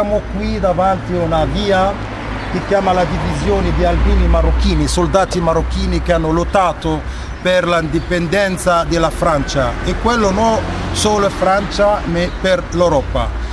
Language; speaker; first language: Italian; non-native, fluent; Arabic